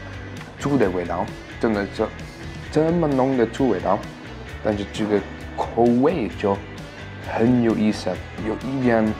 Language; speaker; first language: Chinese; non-native, fluent; German